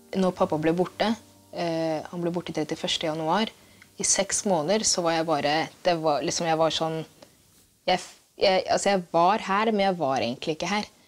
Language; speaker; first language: Norwegian; early bilingual, other home language; Kikuyu